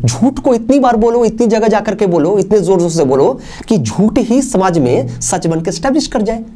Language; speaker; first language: Hindi; non-native, local second language; Bangla